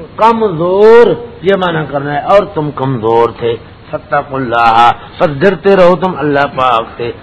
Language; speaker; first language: Urdu; non-native, local second language; Punjabi